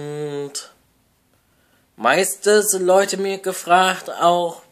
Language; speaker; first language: German; non-native, learner; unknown